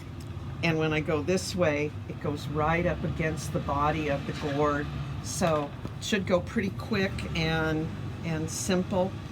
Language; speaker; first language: English; native; English